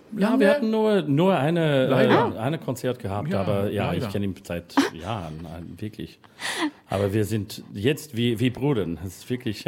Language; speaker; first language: German; non-native, learner; English